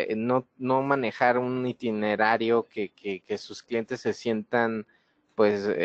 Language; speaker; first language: Spanish; native; Spanish